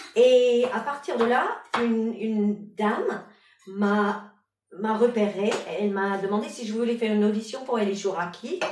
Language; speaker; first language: French; non-native, fluent; English